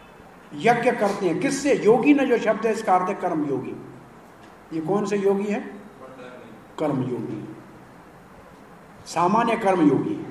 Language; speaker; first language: Hindi; native; Hindi